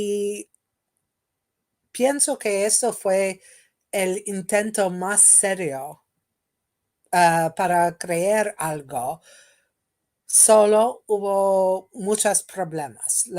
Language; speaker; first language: Spanish; non-native, fluent; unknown